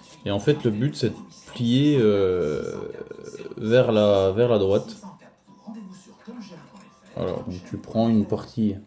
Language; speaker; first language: French; native; French